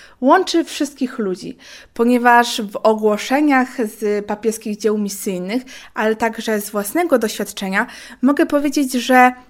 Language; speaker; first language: Polish; native; Polish